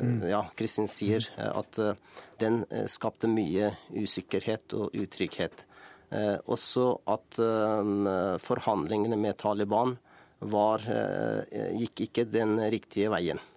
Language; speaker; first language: Norwegian; non-native, fluent; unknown